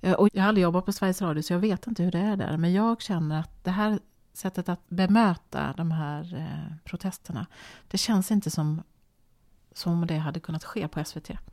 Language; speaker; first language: Swedish; native; Swedish